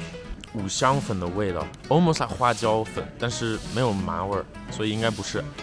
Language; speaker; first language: Chinese; early bilingual, heritage; Chinese